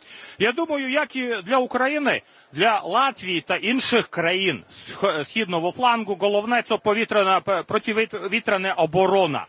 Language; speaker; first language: Ukrainian; non-native, fluent; Latvian